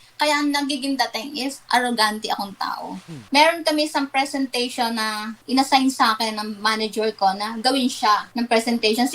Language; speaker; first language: Filipino; non-native, local second language; Waray